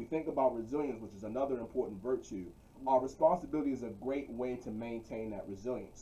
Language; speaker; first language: English; native; English